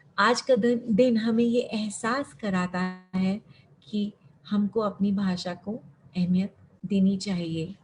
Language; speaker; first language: Hindi; early bilingual, heritage; Hindi